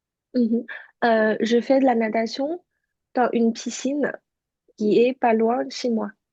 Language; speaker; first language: French; non-native, fluent; Chinese